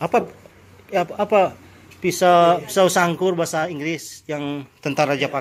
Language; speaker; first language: Indonesian; native; Indonesian